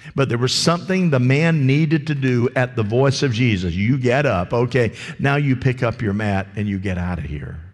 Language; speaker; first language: English; native; English